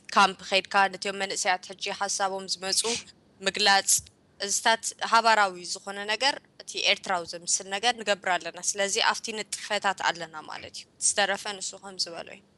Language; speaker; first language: Tigrinya; early bilingual, heritage; Tigrinya